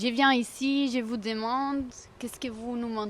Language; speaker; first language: French; non-native, fluent; Spanish